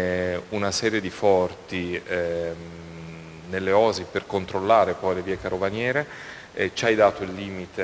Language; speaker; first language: Italian; native; Italian